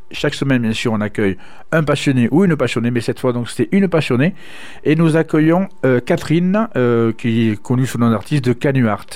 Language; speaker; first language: French; native; French